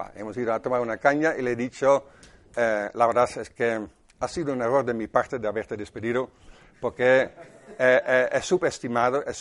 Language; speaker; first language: Spanish; non-native, fluent; Dutch